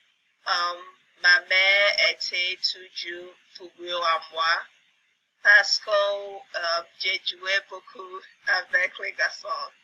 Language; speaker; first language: French; non-native, learner; English